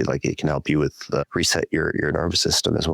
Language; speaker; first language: English; native; English